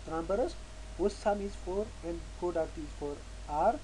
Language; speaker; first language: English; non-native, local second language; Amharic